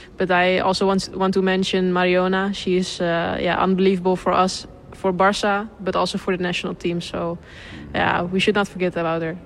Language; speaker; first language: English; non-native, fluent; Dutch